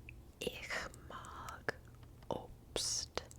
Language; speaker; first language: German; non-native, learner; English